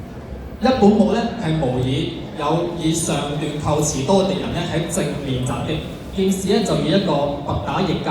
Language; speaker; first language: Cantonese; native; Cantonese